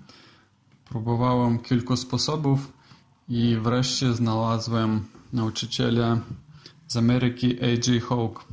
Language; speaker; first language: Polish; non-native, learner; Russian